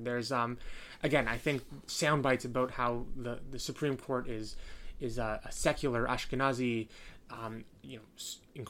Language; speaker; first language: English; native; English